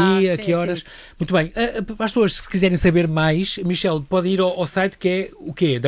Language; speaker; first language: Portuguese; native; Portuguese